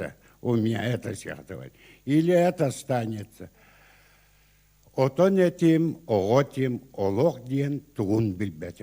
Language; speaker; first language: Russian; non-native, local second language; Yakut